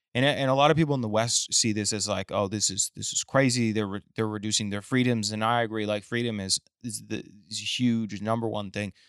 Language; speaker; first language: English; native; English